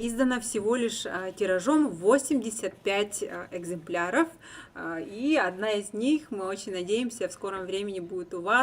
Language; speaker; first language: Russian; native; Russian